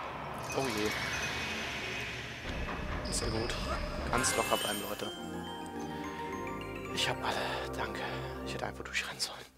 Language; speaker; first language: German; native; German